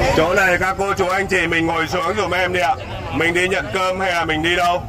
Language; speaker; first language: Vietnamese; native; Vietnamese